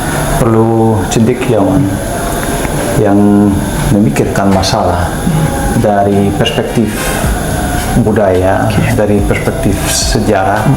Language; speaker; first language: Indonesian; non-native, fluent; Dutch